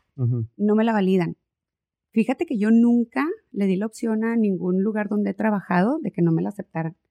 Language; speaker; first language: Spanish; native; Spanish